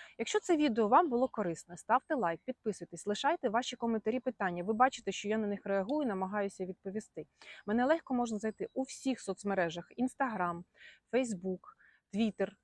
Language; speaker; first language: Ukrainian; non-native, local second language; Russian